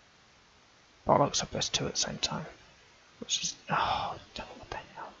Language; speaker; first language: English; native; English